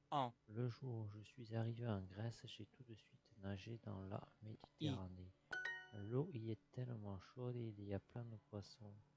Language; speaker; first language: French; non-native, learner; English